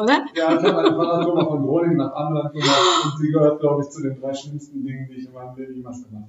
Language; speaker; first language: German; native; German